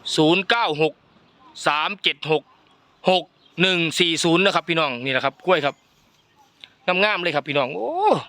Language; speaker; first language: Thai; native; Thai